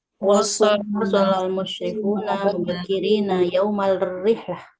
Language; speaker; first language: Arabic; non-native, learner; Indonesian